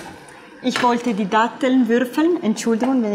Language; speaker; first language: German; non-native, fluent; Italian